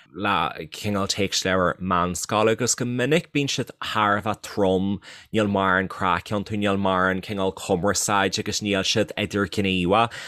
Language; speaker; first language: Irish; native; Irish